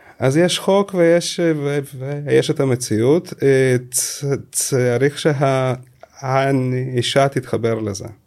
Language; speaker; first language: Hebrew; early bilingual, other home language; Russian